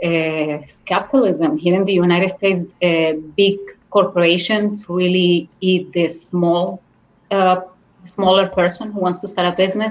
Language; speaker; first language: English; non-native, fluent; Spanish